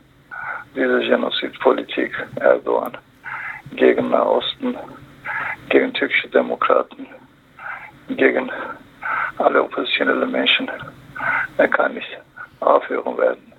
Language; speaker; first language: German; non-native, learner; Kurdish